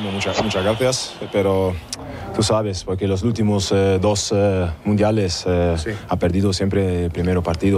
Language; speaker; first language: Spanish; non-native, learner; German